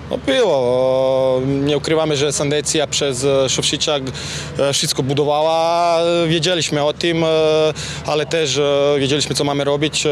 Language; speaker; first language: Polish; non-native, fluent; Croatian